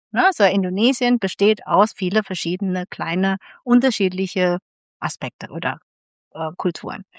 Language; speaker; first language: German; non-native, fluent; Indonesian